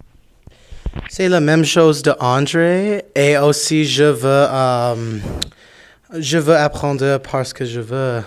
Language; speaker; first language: French; non-native, learner; English